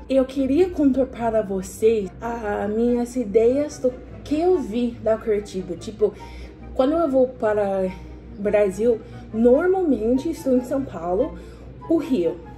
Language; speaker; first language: Portuguese; non-native, fluent; English